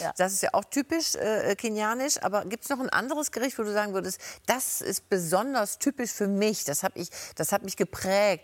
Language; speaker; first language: German; native; German